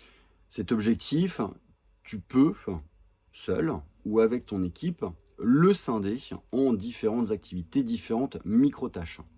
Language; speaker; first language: French; native; French